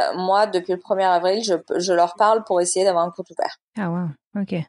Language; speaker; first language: French; native; French